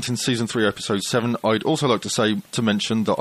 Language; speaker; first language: English; native; English